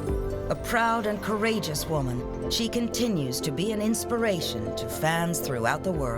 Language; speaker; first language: English; native; English